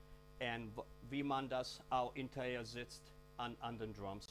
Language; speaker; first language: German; non-native, learner; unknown